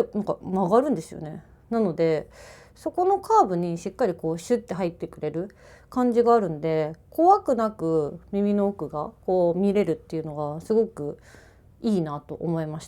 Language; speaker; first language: Japanese; native; Japanese